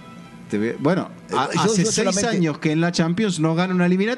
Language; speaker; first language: Spanish; native; Spanish